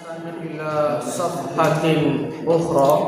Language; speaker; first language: Arabic; non-native, fluent; Indonesian